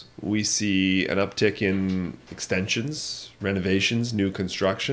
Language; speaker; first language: English; native; English